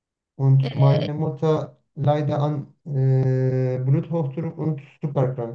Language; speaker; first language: German; non-native, learner; Turkish